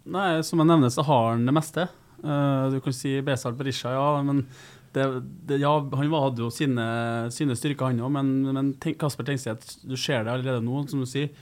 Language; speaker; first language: Norwegian; native; Norwegian